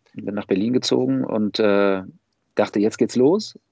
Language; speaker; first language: German; native; German